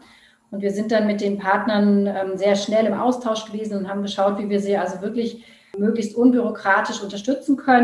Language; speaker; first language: German; native; German